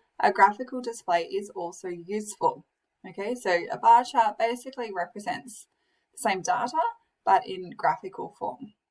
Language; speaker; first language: English; native; English